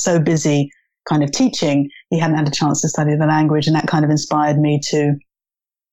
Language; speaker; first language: English; native; English